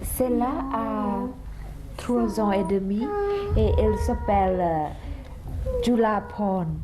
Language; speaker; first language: French; non-native, fluent; Thai